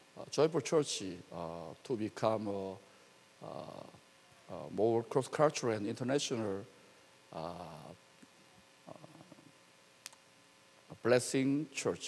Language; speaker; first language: English; non-native, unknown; Korean